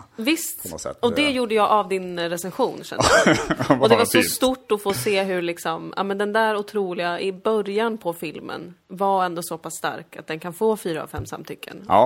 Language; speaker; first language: Swedish; native; Swedish